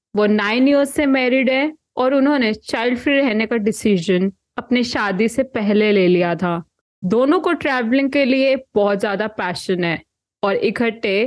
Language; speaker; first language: Hindi; native; Hindi